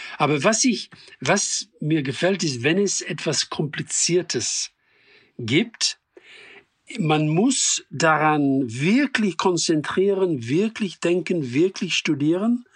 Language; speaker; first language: German; non-native, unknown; English